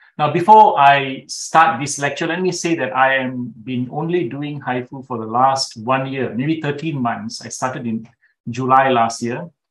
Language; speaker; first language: English; non-native, local second language; Tamil